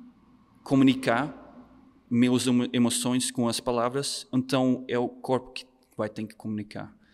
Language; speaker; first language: Portuguese; non-native, fluent; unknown